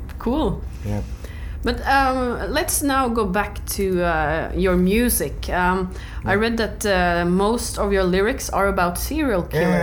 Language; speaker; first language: English; non-native, learner; Norwegian